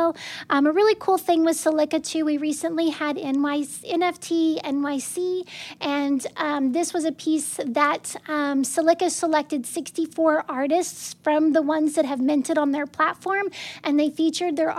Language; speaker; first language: English; native; English